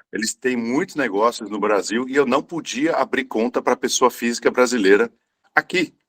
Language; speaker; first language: Portuguese; early bilingual, other home language; English